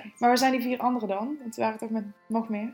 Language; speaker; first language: Dutch; native; Dutch